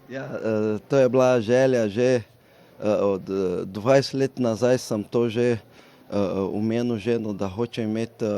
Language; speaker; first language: Slovenian; non-native, learner; Portuguese